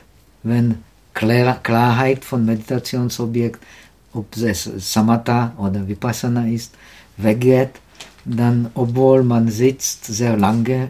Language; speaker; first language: German; non-native, learner; Czech